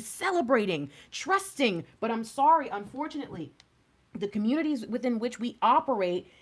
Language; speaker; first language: English; native; English